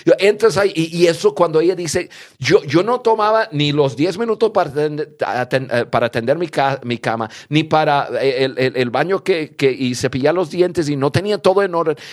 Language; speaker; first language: Spanish; early bilingual, heritage; English